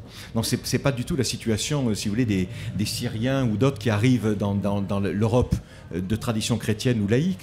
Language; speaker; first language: French; native; French